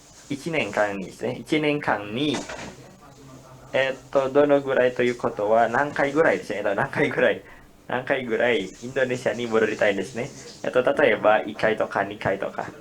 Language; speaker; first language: Japanese; non-native, learner; Indonesian